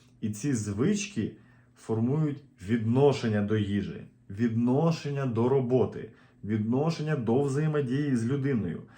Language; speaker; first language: Ukrainian; native; Ukrainian